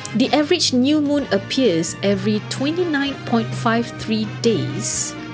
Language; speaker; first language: English; non-native, local second language; Malay